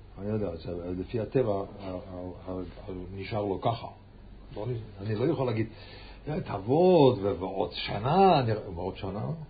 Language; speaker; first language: Hebrew; non-native, fluent; English